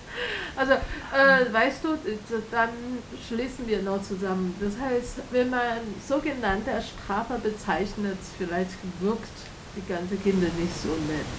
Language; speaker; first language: German; non-native, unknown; Chinese